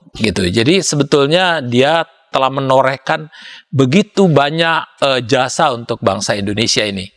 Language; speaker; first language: Indonesian; native; Indonesian